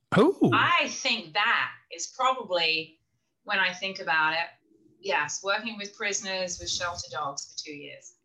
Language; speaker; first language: English; native; English